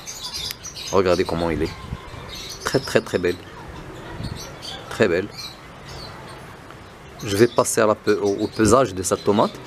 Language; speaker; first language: French; non-native, local second language; Arabic